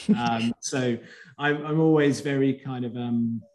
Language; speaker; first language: English; native; English